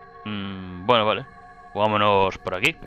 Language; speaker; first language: Spanish; native; Spanish